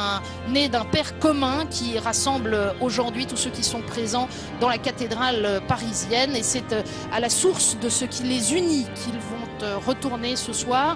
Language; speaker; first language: French; native; French